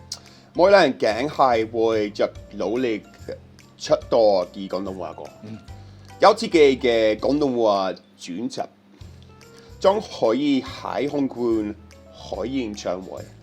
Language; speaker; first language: Cantonese; non-native, fluent; English